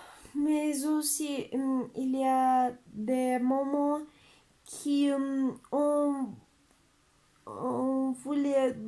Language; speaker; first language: French; non-native, learner; Spanish